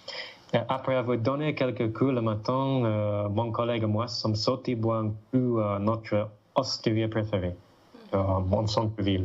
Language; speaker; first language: French; non-native, fluent; English